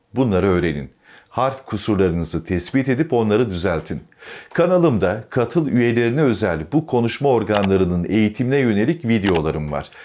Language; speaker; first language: Turkish; native; Turkish